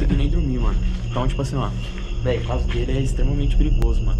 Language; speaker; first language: Portuguese; native; Portuguese